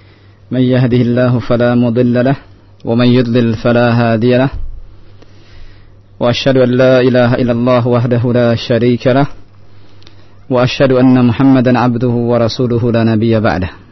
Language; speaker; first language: Arabic; non-native, fluent; Indonesian